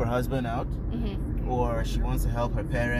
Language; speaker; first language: English; non-native, local second language; Hausa